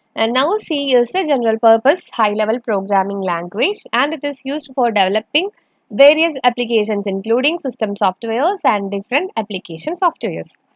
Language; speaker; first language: English; non-native, local second language; Malayalam